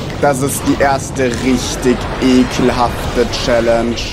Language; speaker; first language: German; native; German